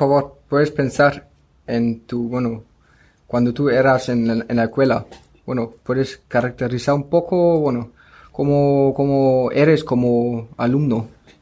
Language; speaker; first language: Spanish; non-native, learner; German